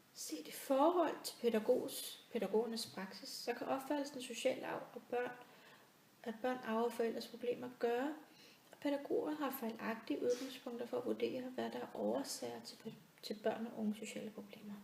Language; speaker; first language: Danish; native; Danish